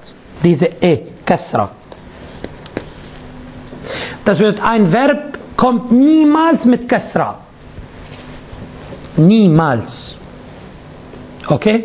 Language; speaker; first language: German; non-native, fluent; Arabic